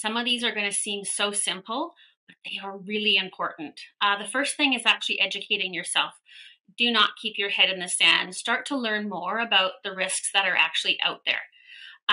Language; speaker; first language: English; native; English